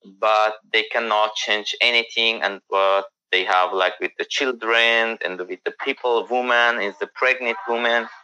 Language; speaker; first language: English; non-native, learner; Persian